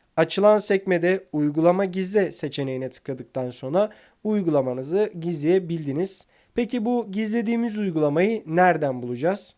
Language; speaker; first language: Turkish; native; Turkish